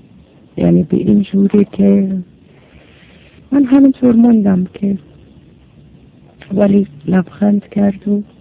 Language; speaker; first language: Persian; non-native, learner; Arabic